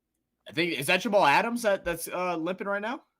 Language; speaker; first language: English; native; English